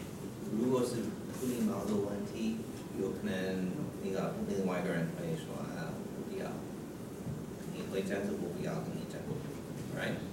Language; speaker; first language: Chinese; non-native, learner; English